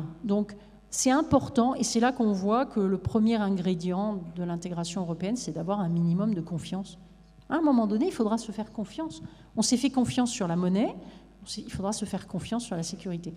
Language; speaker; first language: French; native; French